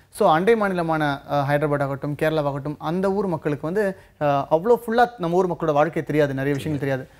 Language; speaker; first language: Tamil; native; Tamil